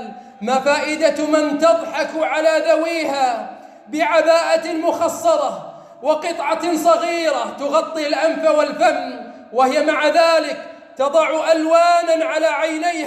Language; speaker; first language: Arabic; native; Arabic